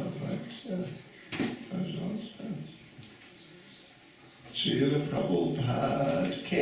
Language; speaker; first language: Russian; non-native, learner; English